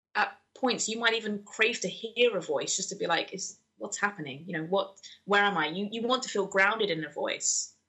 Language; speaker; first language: English; native; English